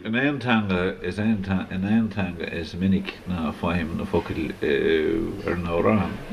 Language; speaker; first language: Irish; native; Irish